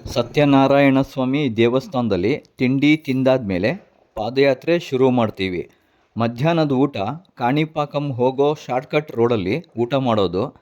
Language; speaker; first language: Kannada; native; Kannada